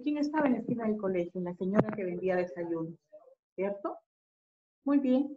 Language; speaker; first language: Spanish; native; Spanish